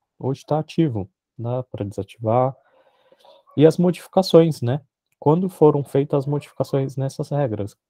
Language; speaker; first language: Portuguese; native; Portuguese